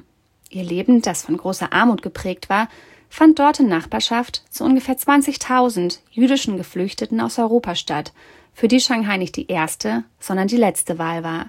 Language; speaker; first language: German; native; German